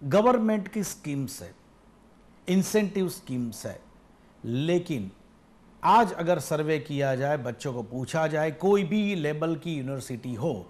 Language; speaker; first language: Hindi; non-native, local second language; Gujarati